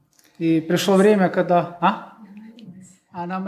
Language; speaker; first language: Polish; non-native, learner; Russian